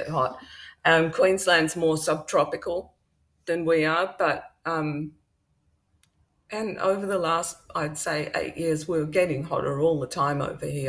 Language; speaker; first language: English; native; English